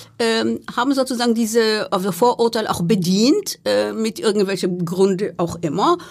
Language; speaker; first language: German; non-native, fluent; Hebrew